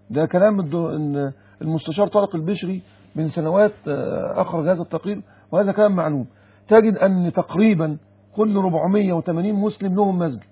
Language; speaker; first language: Arabic; native; Arabic